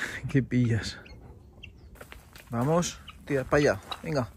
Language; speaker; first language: Spanish; native; Spanish